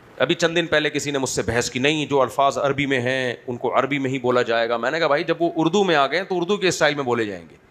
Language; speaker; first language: Urdu; native; Urdu